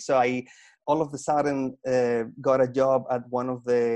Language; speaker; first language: English; non-native, fluent; Spanish